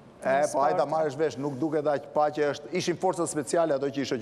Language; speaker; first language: Albanian; native; Albanian